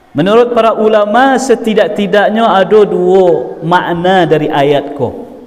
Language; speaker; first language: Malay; non-native, local second language; Minangkabau